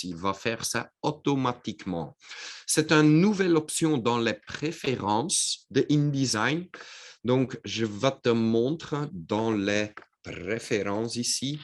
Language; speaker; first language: French; non-native, local second language; Dutch